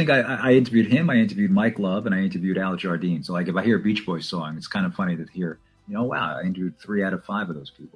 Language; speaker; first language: English; native; English